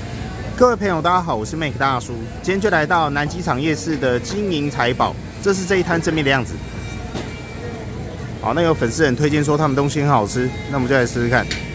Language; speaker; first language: Chinese; native; Chinese